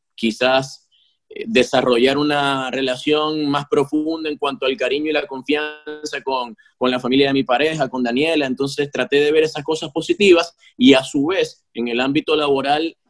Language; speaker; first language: Spanish; native; Spanish